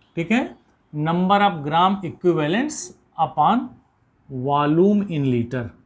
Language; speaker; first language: Hindi; native; Hindi